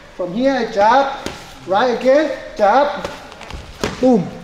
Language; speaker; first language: English; non-native, learner; Thai